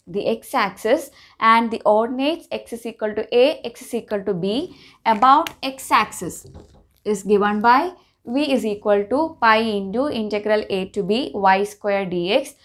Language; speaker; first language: English; non-native, local second language; Malayalam